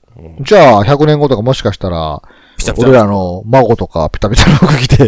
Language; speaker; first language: Japanese; native; Japanese